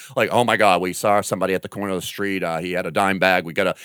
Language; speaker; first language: English; native; English